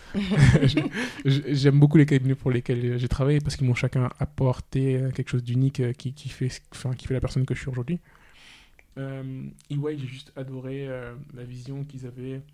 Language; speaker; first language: French; non-native, local second language; Wolof